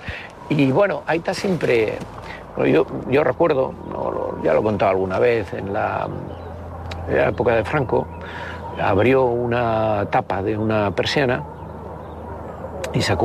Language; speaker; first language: Spanish; native; Spanish